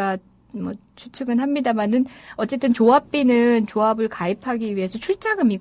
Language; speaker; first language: Korean; native; Korean